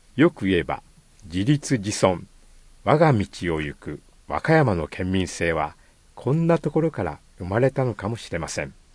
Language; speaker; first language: Japanese; native; Japanese